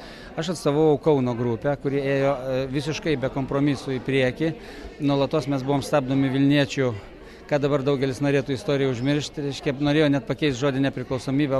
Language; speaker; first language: Lithuanian; native; Lithuanian